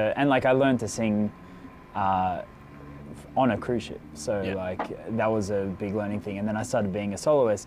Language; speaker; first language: English; native; English